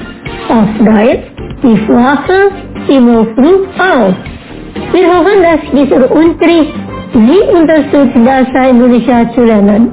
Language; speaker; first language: German; non-native, fluent; Indonesian